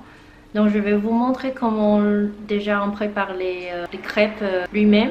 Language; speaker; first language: French; non-native, fluent; Chinese